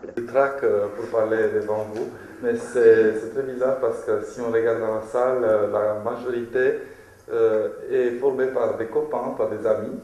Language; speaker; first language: French; non-native, fluent; Romanian